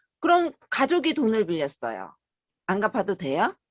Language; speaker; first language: Korean; native; Korean